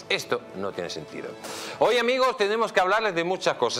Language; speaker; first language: Spanish; native; Spanish